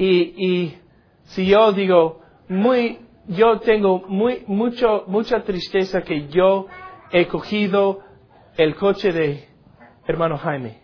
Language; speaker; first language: Spanish; non-native, learner; English